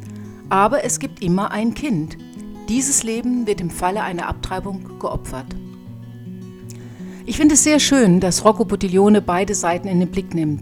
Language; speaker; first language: German; native; German